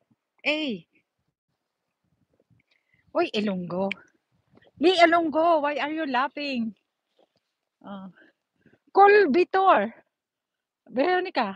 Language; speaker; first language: English; non-native, learner; Filipino